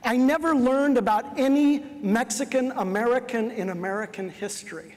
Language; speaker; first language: English; native; English